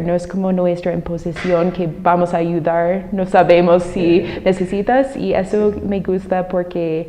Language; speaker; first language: Spanish; non-native, fluent; English